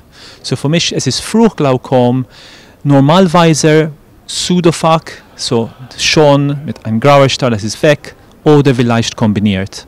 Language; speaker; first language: German; non-native, fluent; English